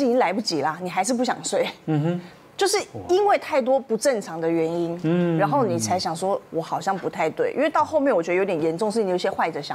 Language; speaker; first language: Chinese; native; Chinese